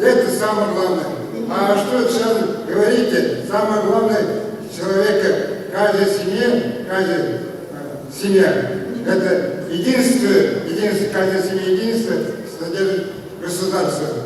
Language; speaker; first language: Russian; non-native, local second language; Kazakh